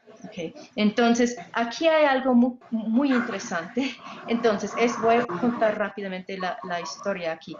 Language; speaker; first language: Spanish; non-native, fluent; English